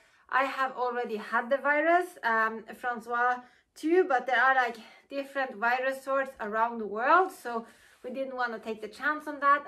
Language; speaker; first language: English; non-native, fluent; Norwegian